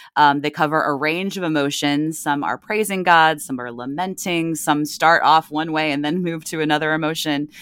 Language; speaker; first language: English; native; English